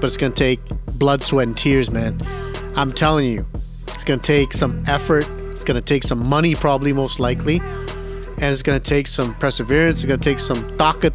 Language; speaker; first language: English; early bilingual, other home language; Punjabi